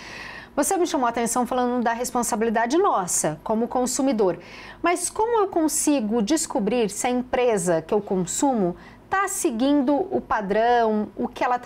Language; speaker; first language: Portuguese; native; Portuguese